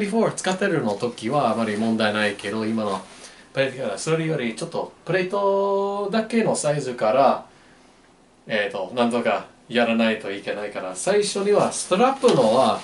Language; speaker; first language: Japanese; non-native, learner; English